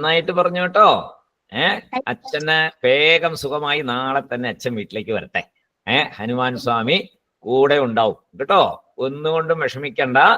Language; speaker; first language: Malayalam; native; Malayalam